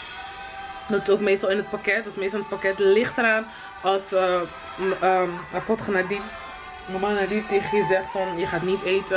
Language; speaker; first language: Dutch; early bilingual, other home language; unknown